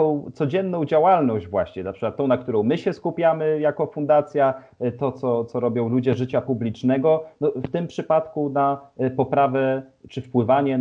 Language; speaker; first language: Polish; native; Polish